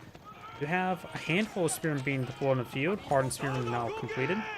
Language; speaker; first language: English; native; English